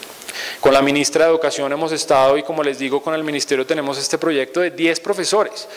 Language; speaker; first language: Spanish; native; Spanish